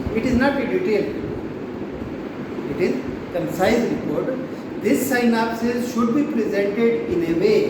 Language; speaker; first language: English; non-native, local second language; Urdu